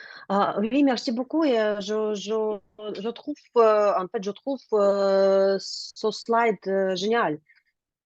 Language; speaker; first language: French; non-native, learner; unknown